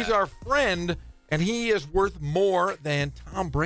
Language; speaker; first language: English; native; English